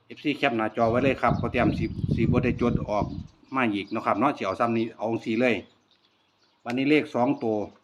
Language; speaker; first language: Thai; native; Thai